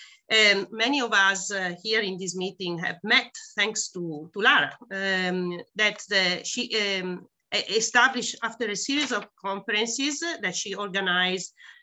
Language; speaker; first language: English; non-native, fluent; Italian